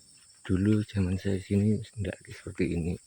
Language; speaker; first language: Indonesian; non-native, local second language; Javanese